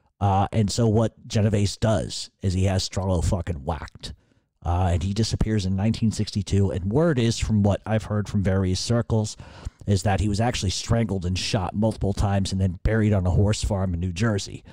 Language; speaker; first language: English; native; English